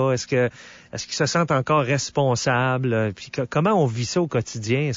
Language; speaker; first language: French; native; French